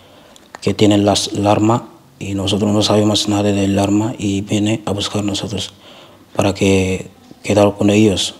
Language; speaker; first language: Spanish; non-native, learner; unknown